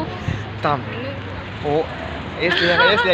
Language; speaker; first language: Russian; non-native, learner; Arabic